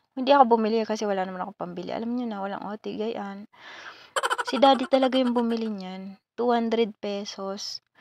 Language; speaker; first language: Filipino; non-native, local second language; Bikol